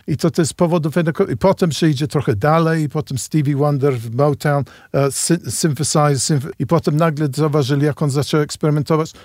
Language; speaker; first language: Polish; non-native, fluent; English